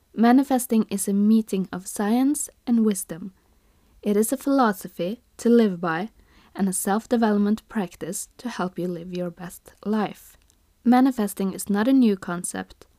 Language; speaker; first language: English; non-native, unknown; Norwegian